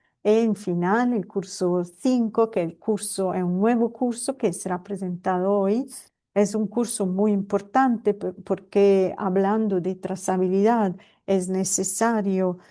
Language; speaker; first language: Spanish; non-native, fluent; Italian